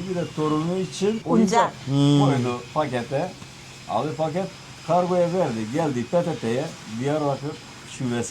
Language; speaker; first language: Turkish; native; Turkish